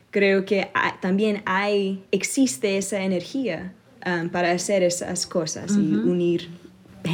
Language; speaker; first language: Spanish; early bilingual, other home language; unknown